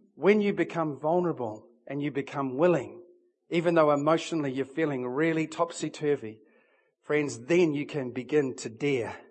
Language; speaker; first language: English; native; English